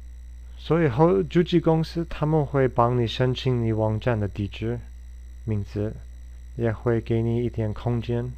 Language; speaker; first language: Chinese; non-native, fluent; English